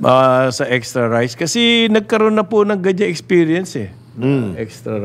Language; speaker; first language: Filipino; native; Filipino